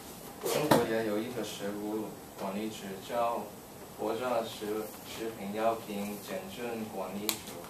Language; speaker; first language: Chinese; non-native, learner; English